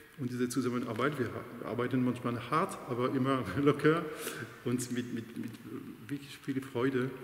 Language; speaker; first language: German; non-native, fluent; French